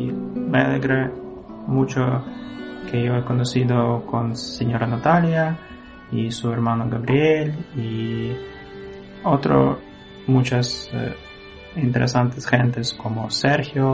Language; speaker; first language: Spanish; non-native, learner; Ukrainian